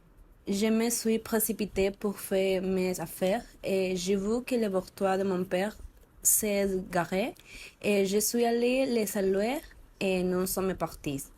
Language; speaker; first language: French; non-native, learner; Spanish